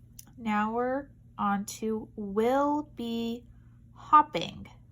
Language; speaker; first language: English; native; English